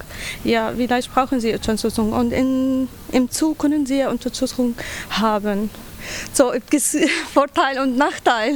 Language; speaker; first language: German; non-native, learner; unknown